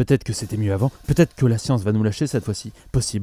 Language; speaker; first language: French; native; French